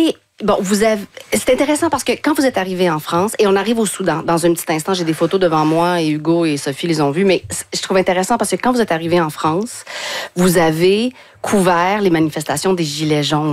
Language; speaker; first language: French; native; French